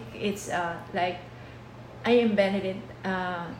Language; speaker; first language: English; non-native, local second language; Filipino